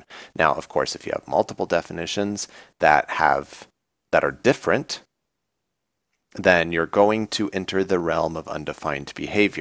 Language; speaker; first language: English; native; English